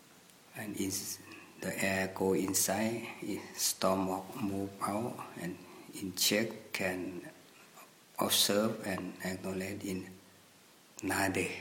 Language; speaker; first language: English; non-native, learner; Thai